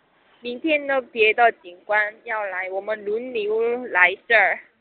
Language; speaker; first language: Chinese; non-native, learner; Korean